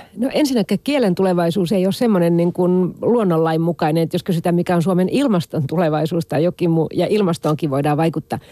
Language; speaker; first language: Finnish; native; Finnish